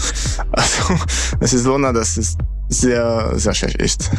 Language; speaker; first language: German; non-native, fluent; French